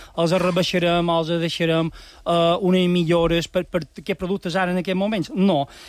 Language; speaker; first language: Catalan; native; Catalan